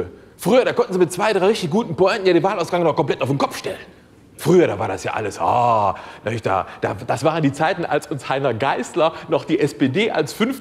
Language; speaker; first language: German; native; German